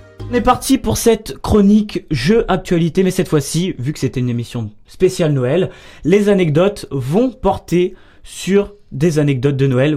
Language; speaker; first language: French; native; French